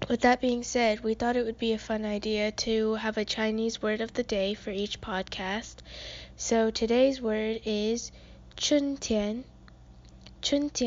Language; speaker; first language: English; native; English